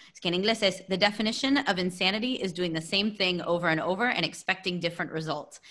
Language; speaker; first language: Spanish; non-native, fluent; English